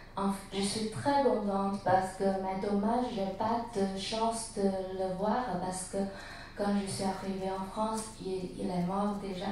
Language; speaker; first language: French; non-native, learner; Chinese